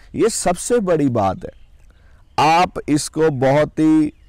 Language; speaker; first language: Hindi; non-native, local second language; Punjabi